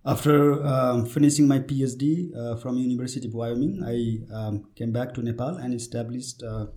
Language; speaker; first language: English; non-native, local second language; Nepali